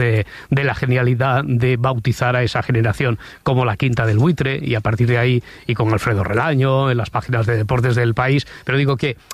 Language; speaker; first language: Spanish; native; Spanish